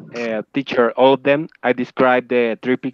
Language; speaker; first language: English; non-native, learner; Spanish